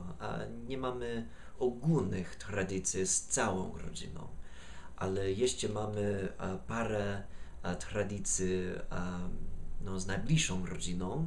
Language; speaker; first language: Polish; non-native, fluent; English